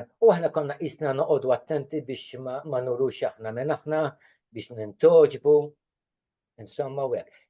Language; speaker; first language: Maltese; native; Maltese